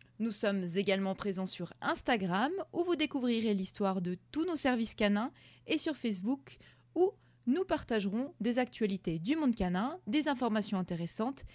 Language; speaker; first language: French; native; French